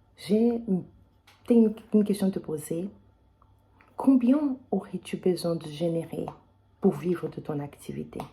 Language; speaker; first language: French; non-native, fluent; Portuguese